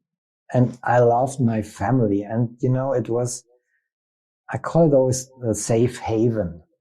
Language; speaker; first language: English; non-native, fluent; German